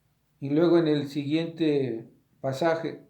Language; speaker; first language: Spanish; native; Spanish